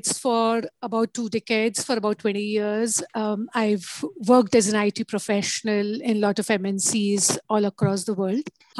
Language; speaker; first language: English; non-native, local second language; Gujarati